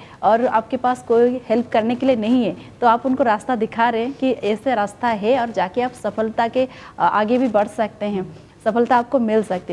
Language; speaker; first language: Hindi; non-native, local second language; Odia